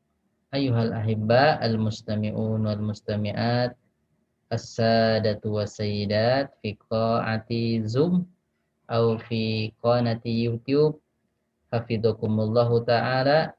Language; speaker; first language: Arabic; non-native, fluent; Indonesian